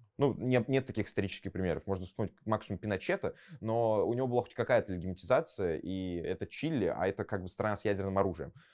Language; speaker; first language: Russian; native; Russian